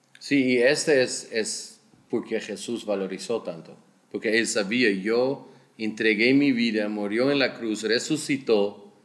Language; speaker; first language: Spanish; non-native, learner; Dutch